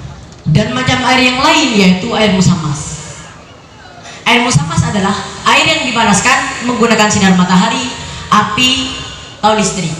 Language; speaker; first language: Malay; non-native, local second language; Madurese